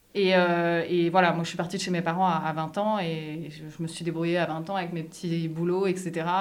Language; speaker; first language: French; native; French